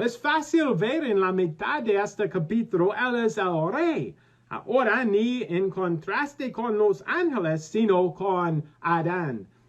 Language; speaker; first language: Spanish; non-native, learner; English